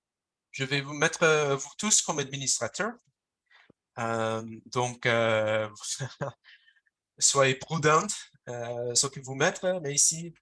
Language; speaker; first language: French; non-native, fluent; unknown